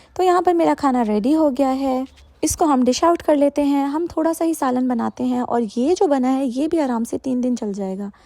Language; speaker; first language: Urdu; native; Urdu